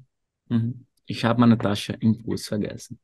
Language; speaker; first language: German; non-native, fluent; Portuguese